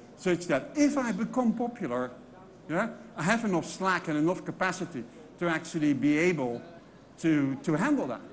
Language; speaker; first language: English; non-native, fluent; Dutch